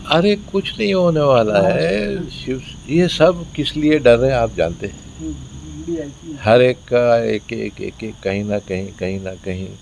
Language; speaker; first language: Hindi; native; Hindi